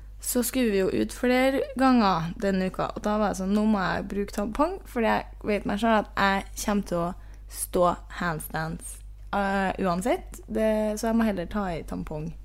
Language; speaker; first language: Norwegian; native; Norwegian